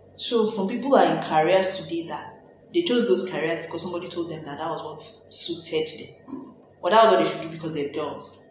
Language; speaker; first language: English; non-native, local second language; Yoruba